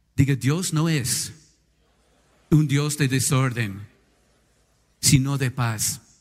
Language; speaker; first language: Spanish; non-native, fluent; English